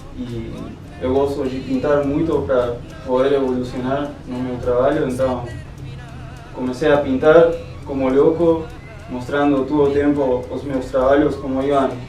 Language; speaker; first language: Portuguese; non-native, fluent; Spanish